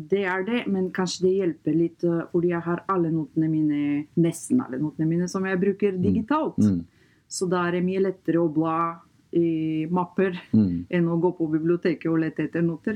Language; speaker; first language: Norwegian; non-native, fluent; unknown